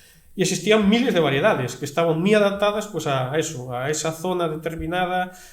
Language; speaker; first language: Spanish; native; Spanish